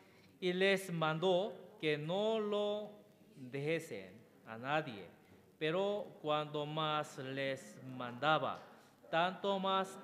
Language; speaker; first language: Spanish; non-native, learner; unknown